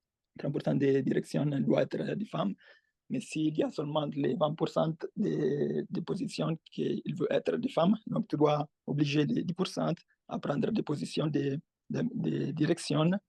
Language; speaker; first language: French; non-native, fluent; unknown